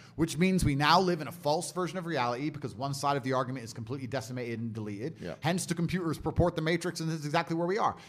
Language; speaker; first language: English; native; English